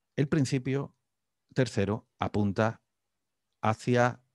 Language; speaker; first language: Spanish; native; Spanish